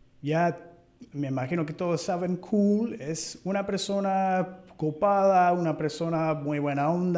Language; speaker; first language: Spanish; non-native, fluent; English